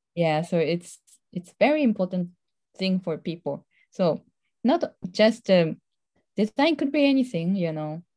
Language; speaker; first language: English; non-native, fluent; Japanese